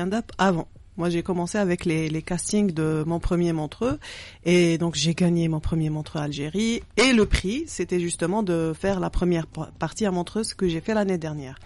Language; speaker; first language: French; non-native, local second language; Arabic